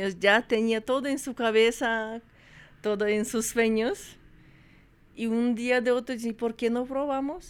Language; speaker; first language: Spanish; non-native, fluent; Russian